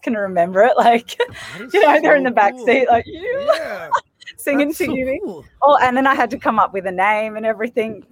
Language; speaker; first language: English; native; English